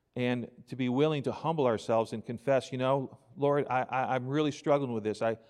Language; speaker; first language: English; native; English